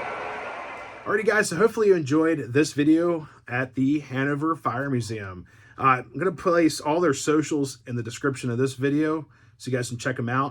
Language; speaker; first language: English; native; English